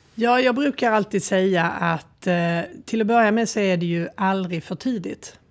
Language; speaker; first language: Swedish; native; Swedish